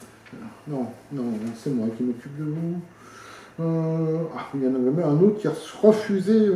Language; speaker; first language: French; native; French